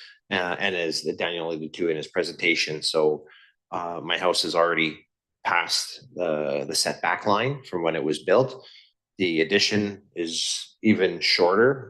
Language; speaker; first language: English; native; English